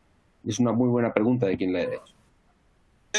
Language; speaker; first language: Spanish; native; Spanish